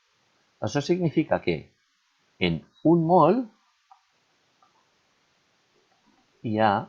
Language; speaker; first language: Catalan; native; Catalan